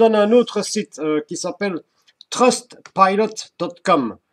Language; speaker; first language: French; native; French